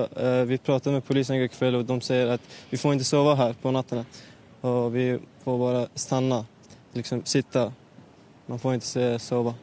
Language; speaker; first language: Swedish; non-native, learner; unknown